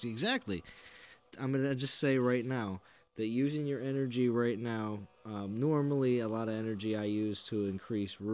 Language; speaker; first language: English; native; English